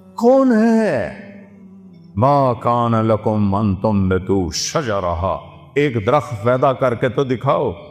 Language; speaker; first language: Urdu; non-native, local second language; Saraiki